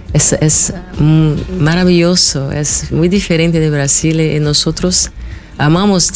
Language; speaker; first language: Spanish; non-native, fluent; Portuguese